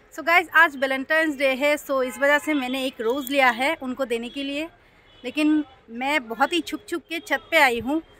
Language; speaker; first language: Hindi; non-native, local second language; Bangla